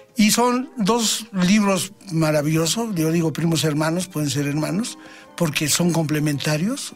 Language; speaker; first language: Spanish; native; Spanish